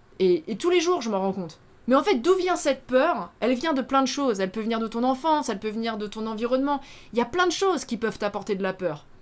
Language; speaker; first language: French; native; French